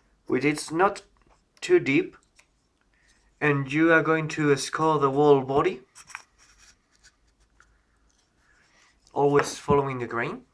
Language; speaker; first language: English; non-native, learner; Spanish